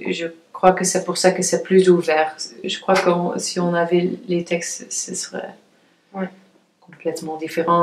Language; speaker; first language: French; non-native, fluent; Dutch